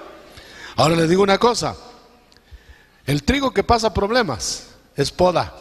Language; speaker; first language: Spanish; native; Spanish